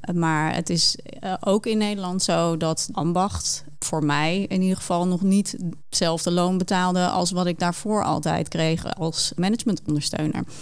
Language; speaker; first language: Dutch; native; Dutch